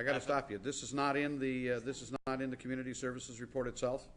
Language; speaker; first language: English; native; English